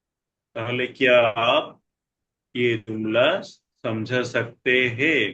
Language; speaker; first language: Hindi; non-native, learner; Bangla